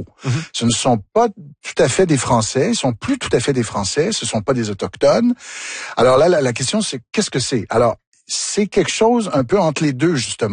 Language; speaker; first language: French; native; French